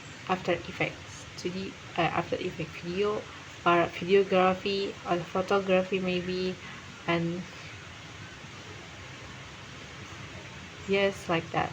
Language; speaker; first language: English; non-native, learner; Indonesian